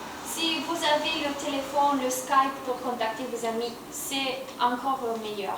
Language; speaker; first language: French; non-native, learner; Romanian